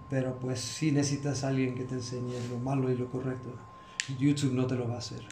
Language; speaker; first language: Spanish; early bilingual, heritage; Spanish